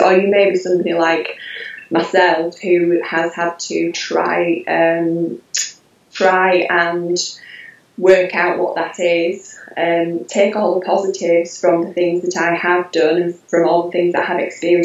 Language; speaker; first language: English; native; English